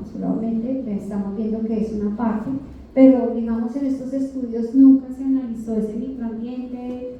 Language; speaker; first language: Spanish; native; Spanish